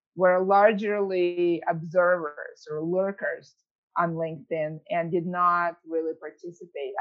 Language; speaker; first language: English; early bilingual, other home language; Ukrainian